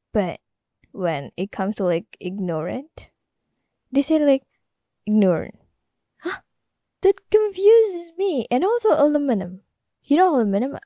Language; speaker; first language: English; non-native, learner; Indonesian